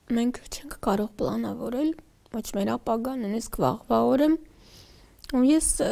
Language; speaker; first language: Armenian; native; Armenian